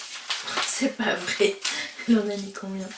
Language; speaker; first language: French; native; French